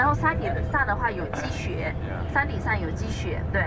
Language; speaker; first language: Chinese; native; Chinese